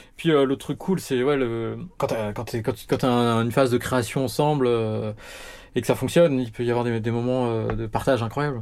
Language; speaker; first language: French; native; French